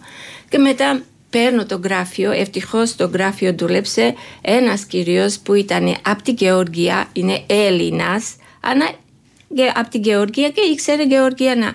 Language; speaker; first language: Greek; non-native, learner; Georgian